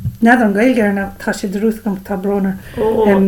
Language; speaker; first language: Irish; non-native, local second language; English